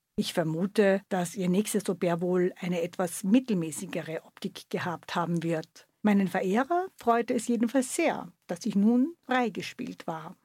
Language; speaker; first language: German; native; German